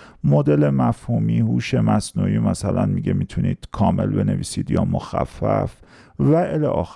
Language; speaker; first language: Persian; native; Persian